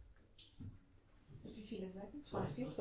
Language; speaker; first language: German; non-native, fluent; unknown